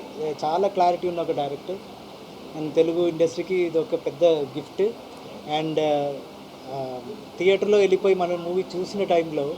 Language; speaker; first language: Telugu; non-native, fluent; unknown